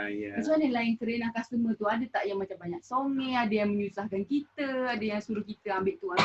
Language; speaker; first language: Malay; native; Malay